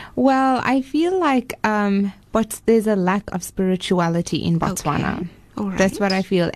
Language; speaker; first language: English; native; English